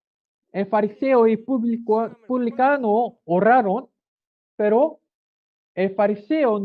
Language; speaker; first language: Spanish; non-native, learner; Korean